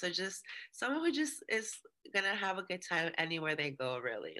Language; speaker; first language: English; early bilingual, other home language; Spanish